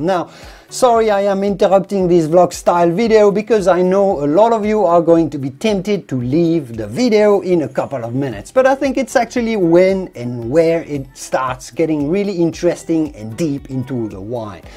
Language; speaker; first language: English; non-native, fluent; French